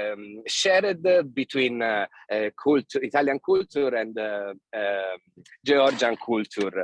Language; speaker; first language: English; non-native, fluent; Italian